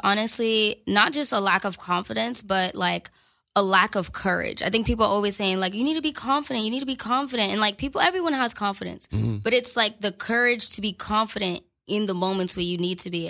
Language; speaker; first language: English; native; English